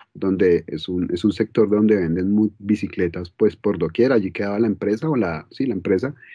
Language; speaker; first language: Spanish; native; Spanish